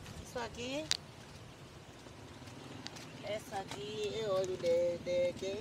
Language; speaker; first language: Portuguese; non-native, local second language; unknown